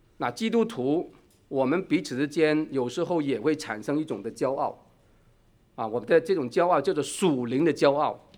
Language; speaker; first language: Chinese; non-native, local second language; Cantonese